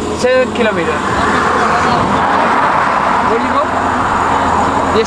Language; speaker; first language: English; non-native, learner; Spanish